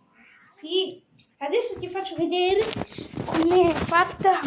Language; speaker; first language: Italian; early bilingual, other home language; Bangla